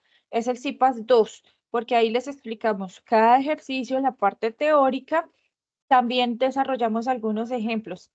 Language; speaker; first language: Spanish; native; Spanish